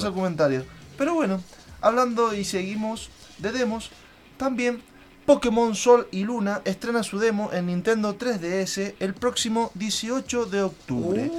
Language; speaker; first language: Spanish; native; Spanish